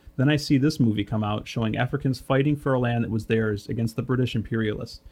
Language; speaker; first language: English; native; English